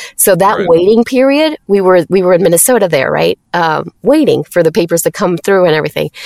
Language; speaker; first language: English; non-native, fluent; Spanish